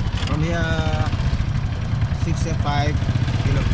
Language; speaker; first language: English; non-native, learner; Indonesian